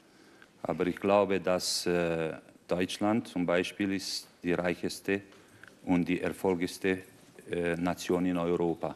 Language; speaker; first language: German; non-native, fluent; Romanian